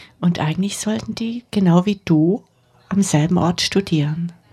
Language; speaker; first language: German; native; German